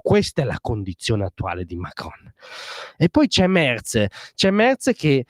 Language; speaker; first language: Italian; native; Italian